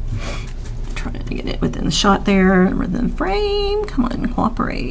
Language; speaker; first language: English; native; English